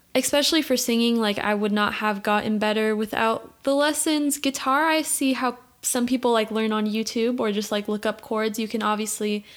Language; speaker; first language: English; native; English